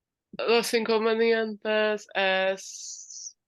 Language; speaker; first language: Spanish; non-native, learner; English